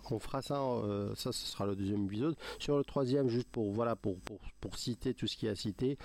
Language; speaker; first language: French; non-native, local second language; Arabic